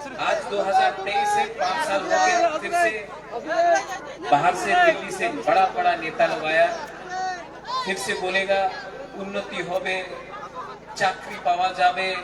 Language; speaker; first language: Hindi; non-native, local second language; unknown